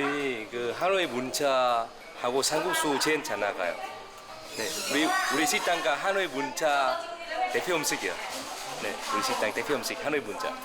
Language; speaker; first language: Korean; non-native, learner; Vietnamese